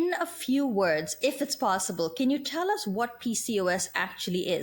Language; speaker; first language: English; native; English